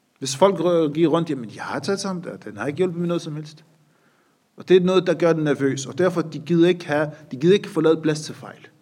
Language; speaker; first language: Danish; non-native, fluent; Arabic